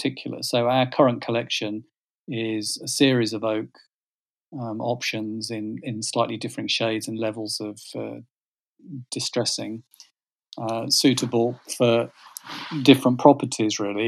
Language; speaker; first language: English; native; English